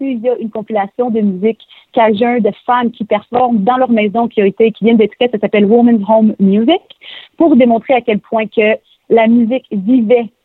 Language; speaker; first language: French; native; French